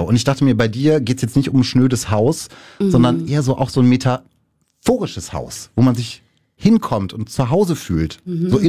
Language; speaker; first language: German; native; German